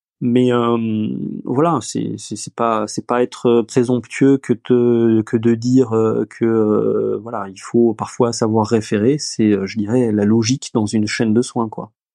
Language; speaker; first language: French; early bilingual, other home language; Romanian